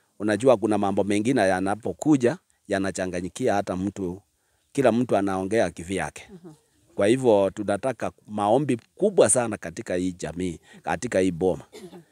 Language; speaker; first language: Swahili; non-native, local second language; Gusii